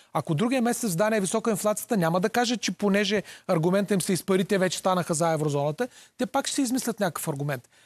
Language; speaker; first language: Bulgarian; native; Bulgarian